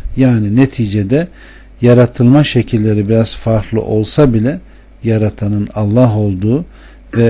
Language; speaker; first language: Turkish; native; Turkish